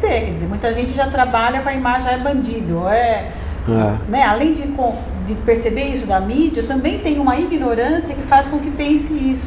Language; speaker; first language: Portuguese; native; Portuguese